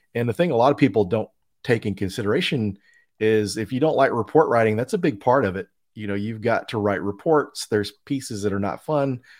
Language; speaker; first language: English; native; English